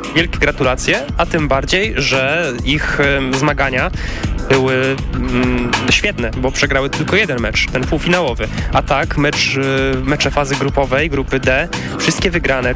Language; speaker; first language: Polish; native; Polish